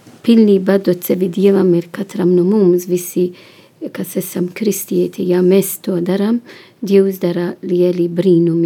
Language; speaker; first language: Latvian; non-native, learner; Italian